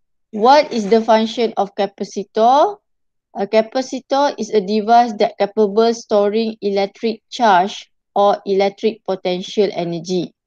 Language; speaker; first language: English; non-native, local second language; Malay